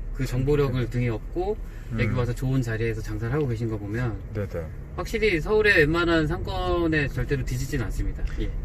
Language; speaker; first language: Korean; native; Korean